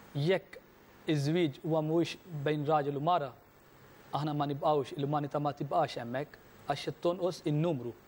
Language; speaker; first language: Maltese; non-native, fluent; Urdu